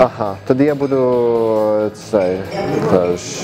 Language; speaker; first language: Ukrainian; early bilingual, heritage; Ukrainian